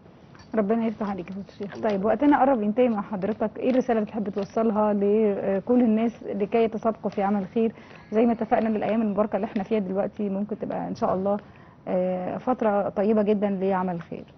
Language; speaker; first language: Arabic; native; Arabic